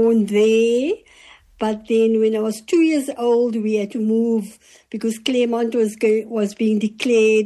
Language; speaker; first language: English; native; English